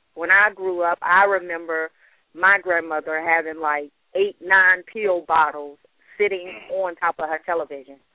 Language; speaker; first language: English; native; English